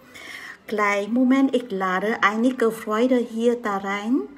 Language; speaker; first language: German; non-native, learner; Vietnamese